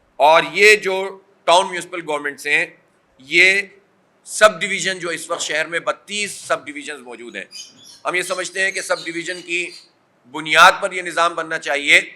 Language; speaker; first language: Urdu; native; Urdu